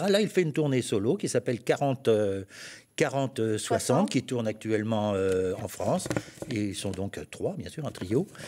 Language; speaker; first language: French; native; French